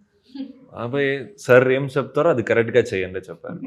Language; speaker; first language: Telugu; non-native, fluent; Kannada